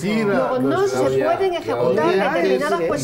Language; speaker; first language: Spanish; native; Spanish